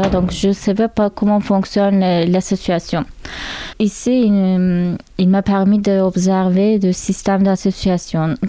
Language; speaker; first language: French; non-native, learner; Turkish